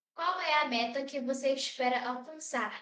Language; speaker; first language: Portuguese; early bilingual, other home language; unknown